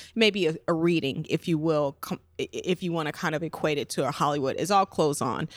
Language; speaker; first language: English; native; English